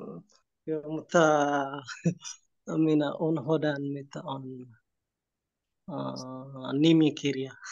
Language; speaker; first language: Finnish; non-native, learner; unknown